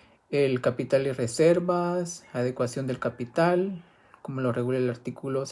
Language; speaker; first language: Spanish; native; Spanish